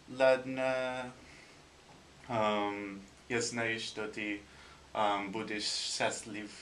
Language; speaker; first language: Russian; non-native, learner; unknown